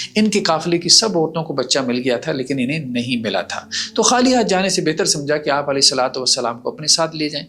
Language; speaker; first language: Urdu; native; Urdu